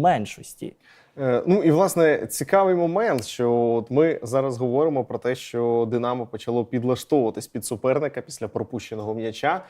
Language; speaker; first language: Ukrainian; native; Ukrainian